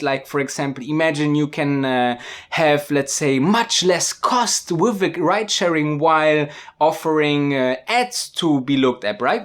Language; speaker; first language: English; non-native, fluent; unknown